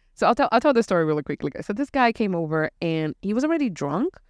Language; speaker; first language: English; non-native, fluent; Portuguese